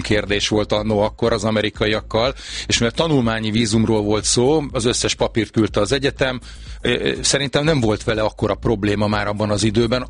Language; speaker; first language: Hungarian; native; Hungarian